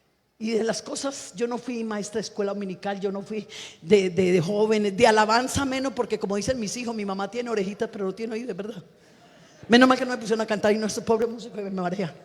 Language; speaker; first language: Spanish; native; Spanish